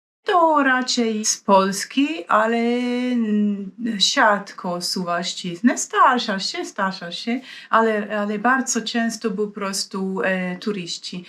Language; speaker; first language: Polish; non-native, fluent; Swiss German